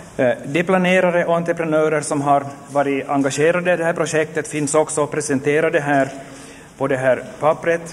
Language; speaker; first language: Swedish; native; Swedish